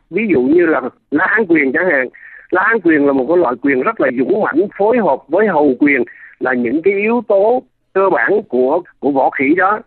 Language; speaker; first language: Vietnamese; native; Vietnamese